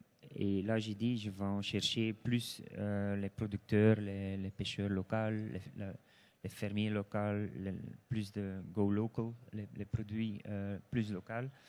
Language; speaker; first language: French; non-native, local second language; Dutch